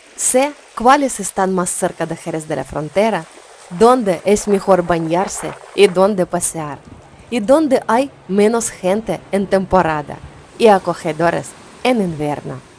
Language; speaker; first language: Spanish; non-native, learner; Ukrainian